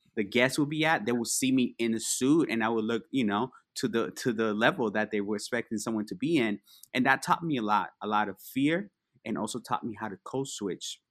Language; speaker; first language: English; early bilingual, other home language; Spanish